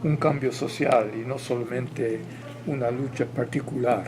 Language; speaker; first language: Spanish; non-native, fluent; English